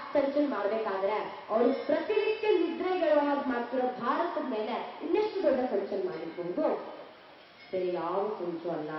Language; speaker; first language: Kannada; native; Kannada